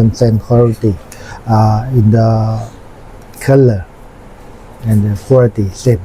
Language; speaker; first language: English; non-native, learner; Thai